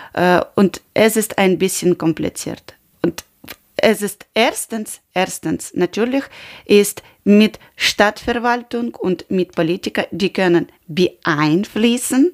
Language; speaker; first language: German; non-native, learner; Ukrainian